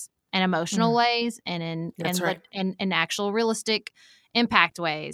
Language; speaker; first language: English; native; English